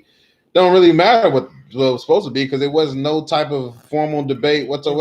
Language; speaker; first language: English; native; English